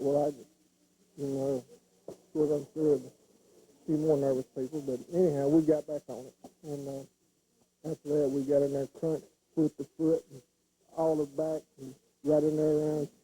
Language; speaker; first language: English; native; English